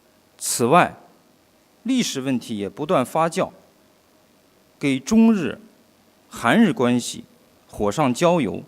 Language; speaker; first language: Chinese; native; Chinese